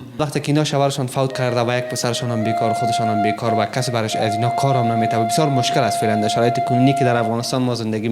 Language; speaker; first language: Persian; native; Persian